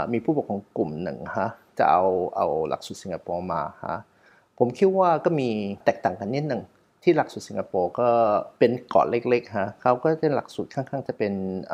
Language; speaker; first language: Thai; non-native, fluent; Chinese